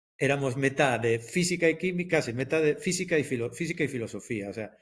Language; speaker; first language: Spanish; native; Spanish